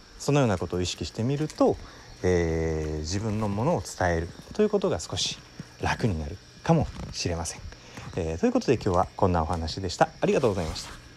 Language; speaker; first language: Japanese; native; Japanese